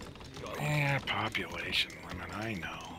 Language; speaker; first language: English; native; English